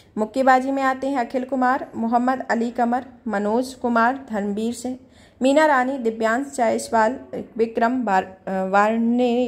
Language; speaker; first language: Hindi; native; Hindi